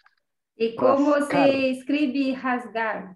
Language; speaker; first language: Spanish; non-native, learner; Portuguese